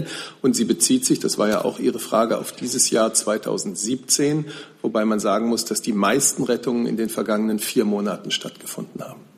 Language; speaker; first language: German; native; German